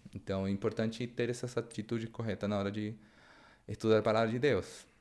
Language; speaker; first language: Portuguese; non-native, fluent; Spanish